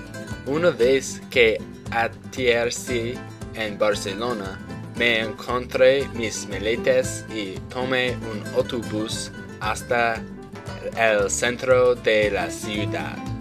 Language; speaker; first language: Spanish; non-native, learner; English